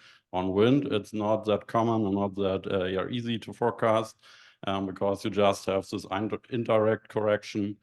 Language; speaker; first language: English; non-native, fluent; German